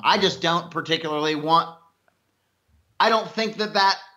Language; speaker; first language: English; native; English